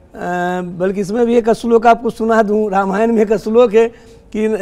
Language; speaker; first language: Hindi; native; Hindi